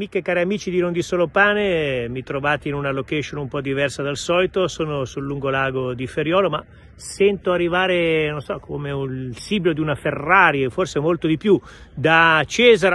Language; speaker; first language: Italian; native; Italian